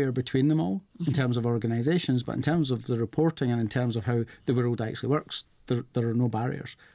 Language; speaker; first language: English; native; English